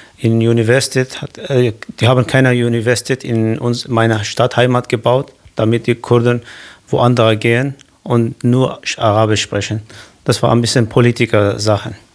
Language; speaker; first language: German; non-native, learner; Kurdish